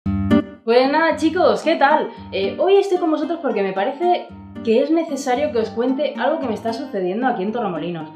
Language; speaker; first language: Spanish; native; Spanish